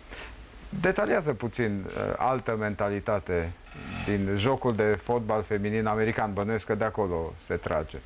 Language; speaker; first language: Romanian; native; Romanian